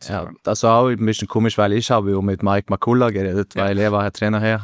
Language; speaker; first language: German; non-native, learner; Norwegian